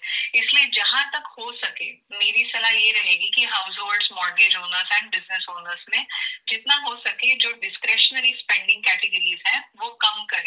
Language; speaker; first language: Hindi; native; Hindi